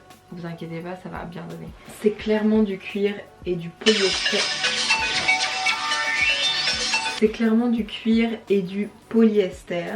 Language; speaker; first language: French; native; French